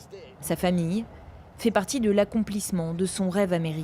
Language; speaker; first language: French; native; French